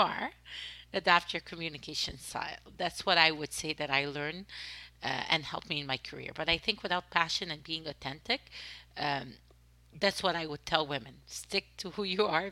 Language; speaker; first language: English; non-native, fluent; French